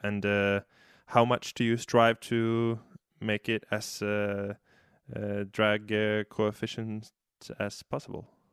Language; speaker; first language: English; non-native, fluent; Norwegian